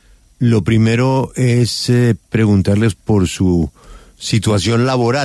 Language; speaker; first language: Spanish; native; Spanish